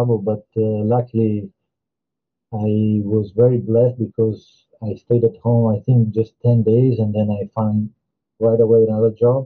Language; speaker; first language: English; non-native, fluent; Italian